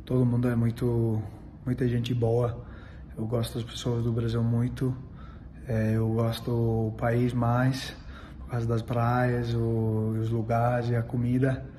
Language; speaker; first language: Portuguese; non-native, learner; English